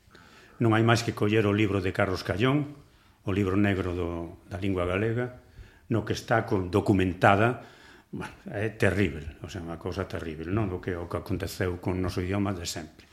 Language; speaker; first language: Galician; native; Galician